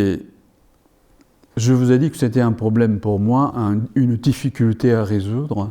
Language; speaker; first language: French; non-native, fluent; Japanese